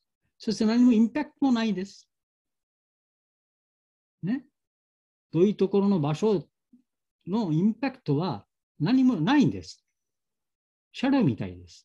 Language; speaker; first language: Japanese; non-native, learner; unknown